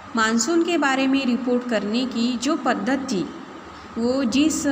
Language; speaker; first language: Hindi; non-native, local second language; Marathi